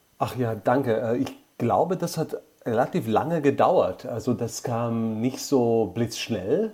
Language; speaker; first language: German; non-native, fluent; Slovak